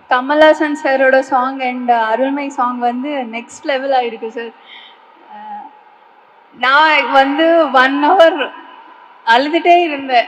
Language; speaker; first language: Tamil; non-native, fluent; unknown